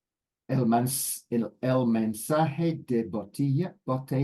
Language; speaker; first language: Spanish; non-native, learner; English